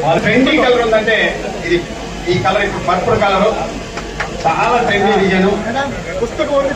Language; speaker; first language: Telugu; native; Telugu